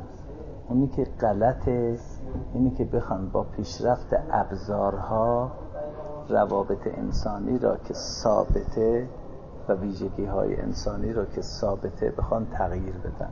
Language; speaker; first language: Persian; native; Persian